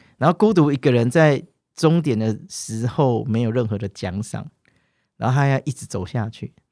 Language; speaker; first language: Chinese; native; Chinese